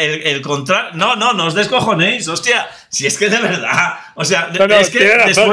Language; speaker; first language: Spanish; native; Spanish